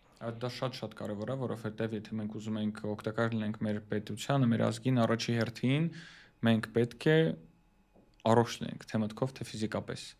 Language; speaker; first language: Armenian; early bilingual, heritage; Armenian